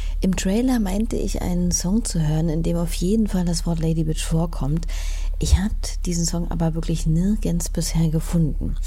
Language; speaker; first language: German; native; German